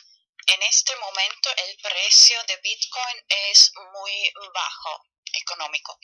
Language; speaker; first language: Spanish; non-native, fluent; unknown